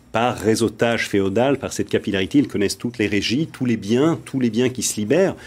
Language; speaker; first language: French; native; French